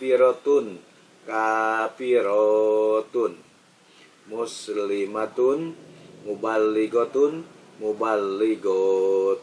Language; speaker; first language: Arabic; non-native, fluent; Indonesian